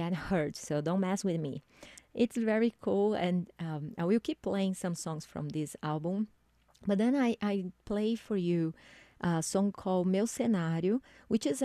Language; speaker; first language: English; non-native, fluent; Portuguese